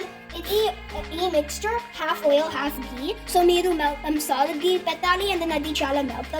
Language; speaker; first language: Telugu; early bilingual, heritage; Telugu